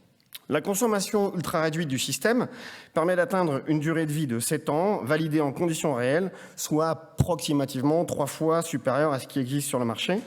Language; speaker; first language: French; native; French